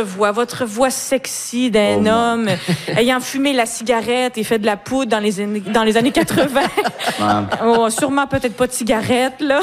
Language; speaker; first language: French; native; French